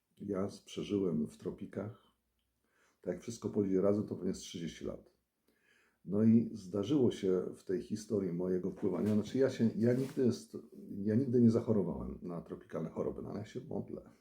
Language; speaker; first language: Polish; native; Polish